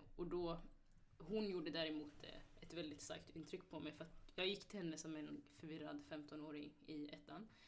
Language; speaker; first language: Swedish; early bilingual, other home language; Somali